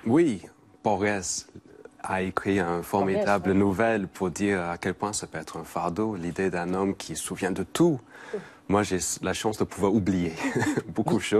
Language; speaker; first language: French; non-native, fluent; English